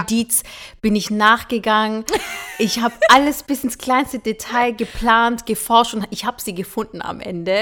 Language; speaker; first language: German; early bilingual, other home language; Turkish